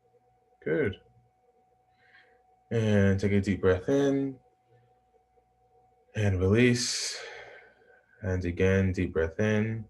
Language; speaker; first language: English; native; English